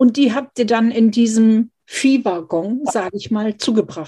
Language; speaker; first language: German; native; German